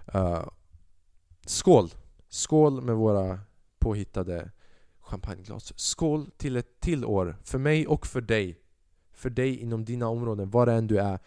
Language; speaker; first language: Swedish; early bilingual, other home language; Albanian